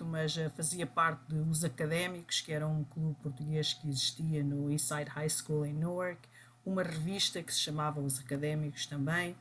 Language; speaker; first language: Portuguese; early bilingual, other home language; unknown